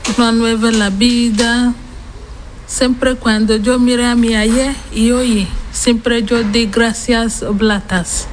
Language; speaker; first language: Spanish; non-native, learner; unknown